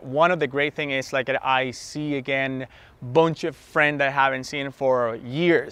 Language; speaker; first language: English; non-native, fluent; Spanish